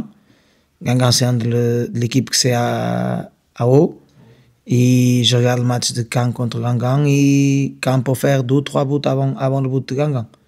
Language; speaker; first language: French; non-native, fluent; Portuguese